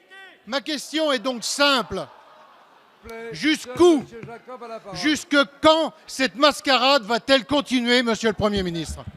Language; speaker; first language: French; native; French